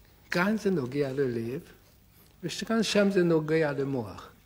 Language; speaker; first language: Hebrew; non-native, fluent; Hungarian